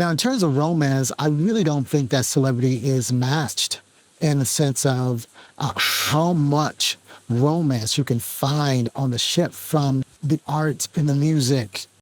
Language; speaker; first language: English; native; English